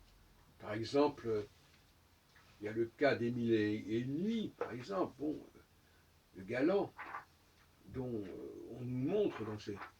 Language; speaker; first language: French; native; French